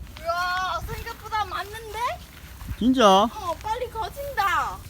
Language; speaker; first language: Korean; non-native, learner; Khmer